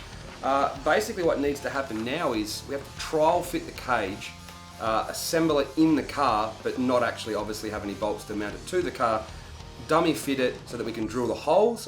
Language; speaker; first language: English; native; English